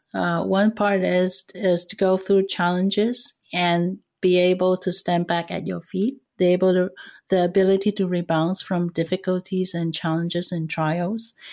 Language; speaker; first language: English; non-native, fluent; Cantonese